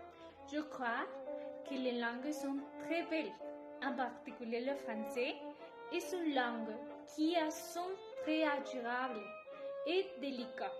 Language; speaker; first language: French; non-native, learner; Spanish